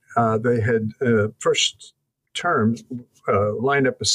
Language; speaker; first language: English; native; English